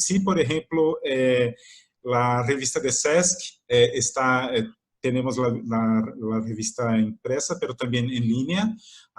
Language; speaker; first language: Spanish; non-native, fluent; Portuguese